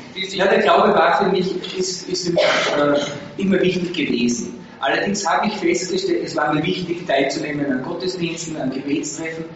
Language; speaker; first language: German; native; German